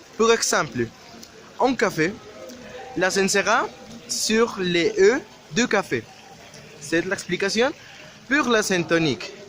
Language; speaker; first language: French; non-native, learner; Spanish